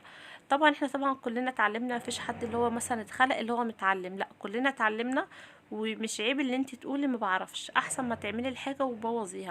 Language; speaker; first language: Arabic; native; Arabic